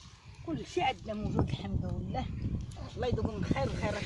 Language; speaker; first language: Arabic; native; Arabic